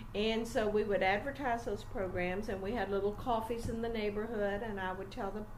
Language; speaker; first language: English; native; English